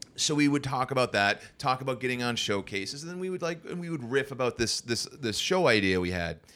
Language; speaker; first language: English; native; English